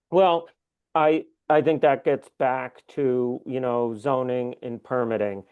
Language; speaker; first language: English; native; English